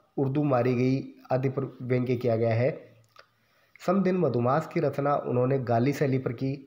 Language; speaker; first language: Hindi; native; Hindi